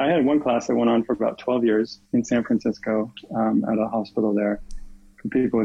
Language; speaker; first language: English; native; English